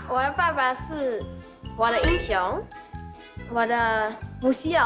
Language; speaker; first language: Chinese; non-native, local second language; English